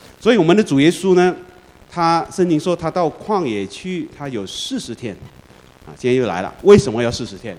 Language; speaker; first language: Chinese; native; Chinese